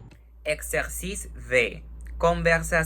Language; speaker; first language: French; non-native, learner; Spanish